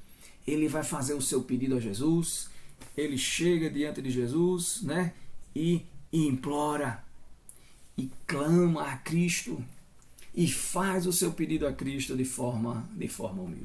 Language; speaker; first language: Portuguese; native; Portuguese